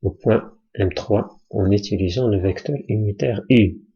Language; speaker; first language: French; non-native, local second language; Arabic